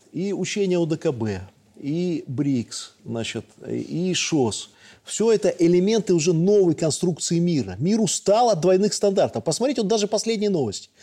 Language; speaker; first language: Russian; native; Russian